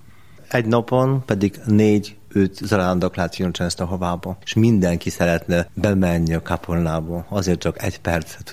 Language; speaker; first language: Hungarian; non-native, learner; Polish